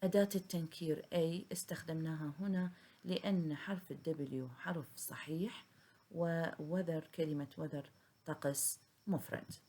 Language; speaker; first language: Arabic; native; Arabic